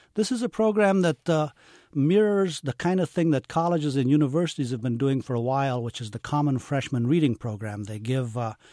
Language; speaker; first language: English; early bilingual, heritage; English